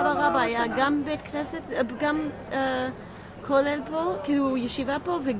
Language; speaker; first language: Hebrew; native; Hebrew